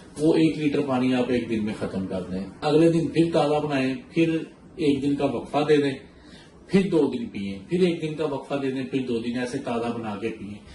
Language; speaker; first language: Urdu; non-native, local second language; Punjabi